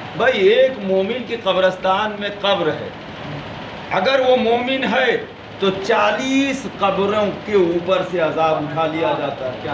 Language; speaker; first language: Urdu; native; Urdu